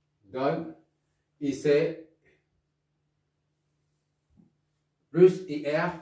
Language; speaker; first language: French; non-native, local second language; Arabic